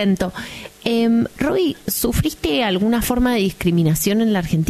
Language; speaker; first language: Spanish; native; Spanish